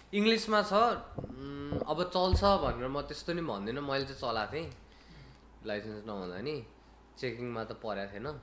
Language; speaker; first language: Nepali; native; Nepali